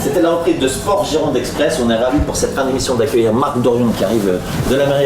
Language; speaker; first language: French; native; French